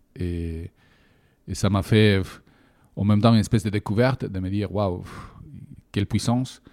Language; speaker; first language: French; non-native, fluent; Spanish